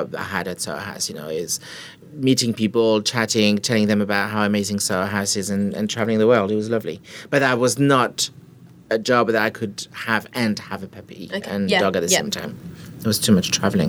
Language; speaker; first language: English; non-native, fluent; French